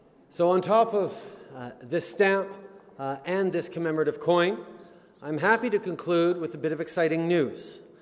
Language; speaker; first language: English; early bilingual, other home language; French